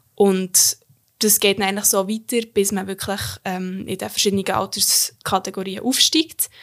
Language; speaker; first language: German; native; German